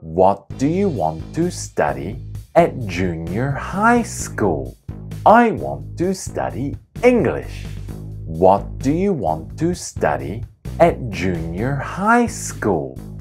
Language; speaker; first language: English; native; English